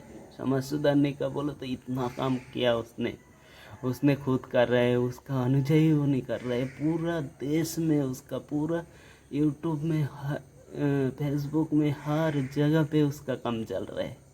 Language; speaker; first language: Hindi; non-native, local second language; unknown